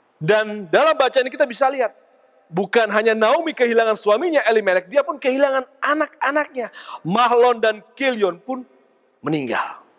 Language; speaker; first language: Indonesian; native; Indonesian